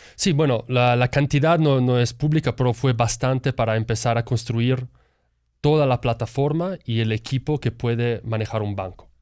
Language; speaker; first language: Spanish; non-native, fluent; Italian